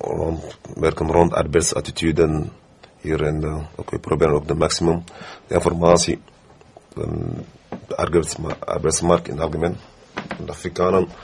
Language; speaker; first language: Dutch; non-native, fluent; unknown